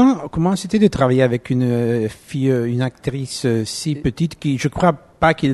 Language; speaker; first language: French; non-native, fluent; Italian